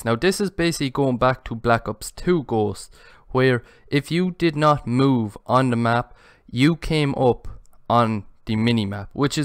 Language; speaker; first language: English; native; English